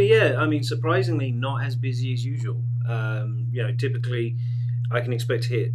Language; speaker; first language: English; native; English